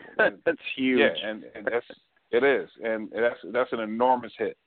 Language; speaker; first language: English; native; English